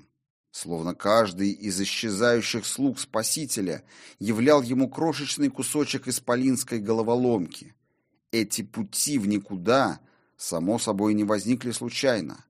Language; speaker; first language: Russian; native; Russian